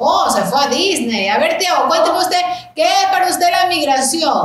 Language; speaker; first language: Spanish; native; Spanish